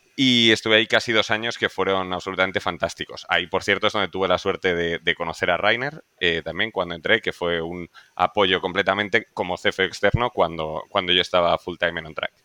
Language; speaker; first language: Spanish; native; Spanish